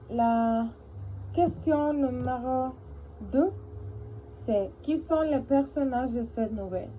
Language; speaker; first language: French; non-native, learner; Spanish